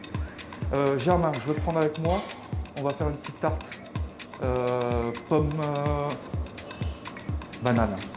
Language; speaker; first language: French; native; French